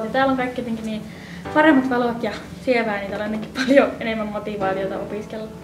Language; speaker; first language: Finnish; native; Finnish